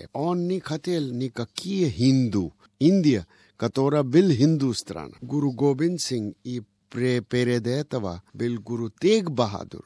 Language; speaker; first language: Russian; non-native, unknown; Punjabi